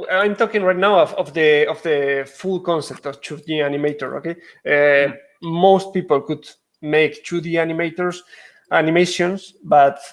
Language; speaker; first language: English; non-native, fluent; Spanish